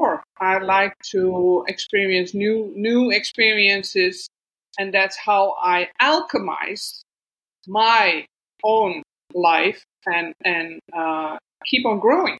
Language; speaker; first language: English; non-native, fluent; Dutch